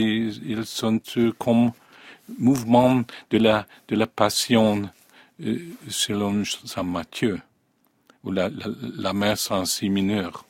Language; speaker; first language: French; non-native, fluent; Hungarian